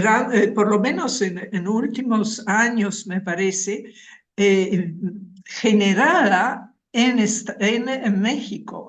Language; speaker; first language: Spanish; non-native, fluent; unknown